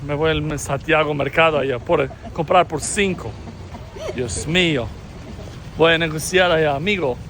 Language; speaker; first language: Spanish; non-native, learner; Albanian